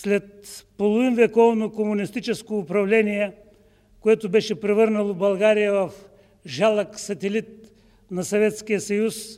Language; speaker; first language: Bulgarian; native; Bulgarian